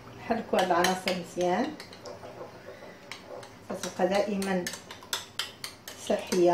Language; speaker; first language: Arabic; native; Arabic